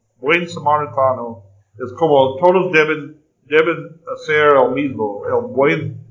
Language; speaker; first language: Spanish; non-native, fluent; English